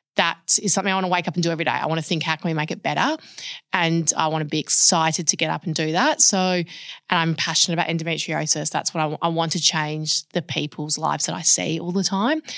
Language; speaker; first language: English; native; English